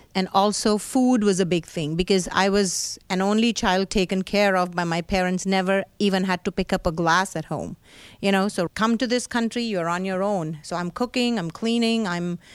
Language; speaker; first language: English; non-native, local second language; Hindi